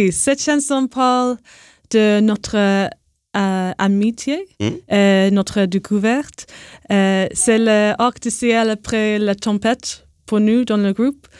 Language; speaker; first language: French; non-native, learner; English